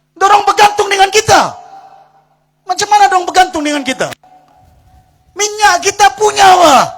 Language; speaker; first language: Malay; non-native, local second language; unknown